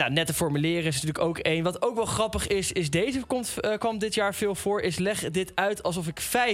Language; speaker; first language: Dutch; native; Dutch